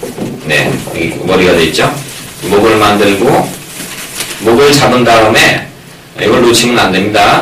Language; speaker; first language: Korean; native; Korean